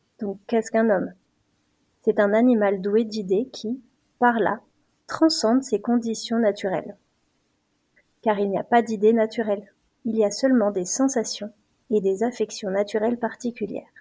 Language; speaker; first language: French; native; French